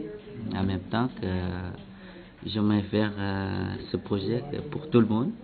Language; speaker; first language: French; non-native, local second language; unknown